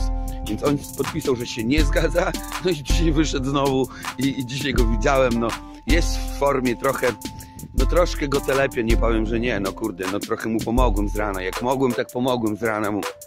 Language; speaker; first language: Polish; native; Polish